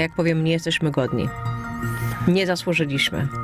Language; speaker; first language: Polish; native; Polish